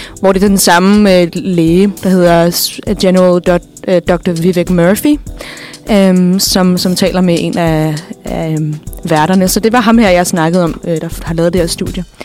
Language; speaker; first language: Danish; native; Danish